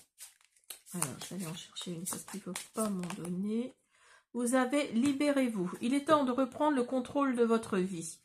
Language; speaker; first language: French; native; French